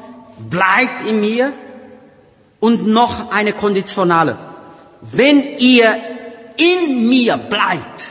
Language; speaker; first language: German; non-native, learner; Portuguese